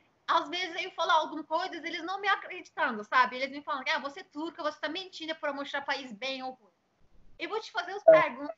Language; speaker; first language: Portuguese; non-native, fluent; Turkish